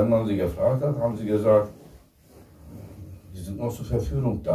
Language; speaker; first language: German; non-native, fluent; Turkish